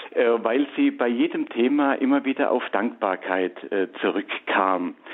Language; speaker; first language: German; native; German